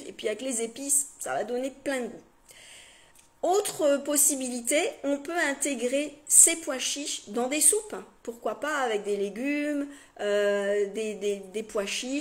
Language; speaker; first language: French; native; French